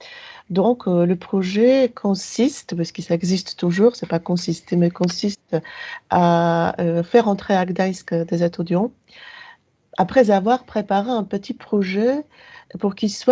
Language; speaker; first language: French; non-native, fluent; Polish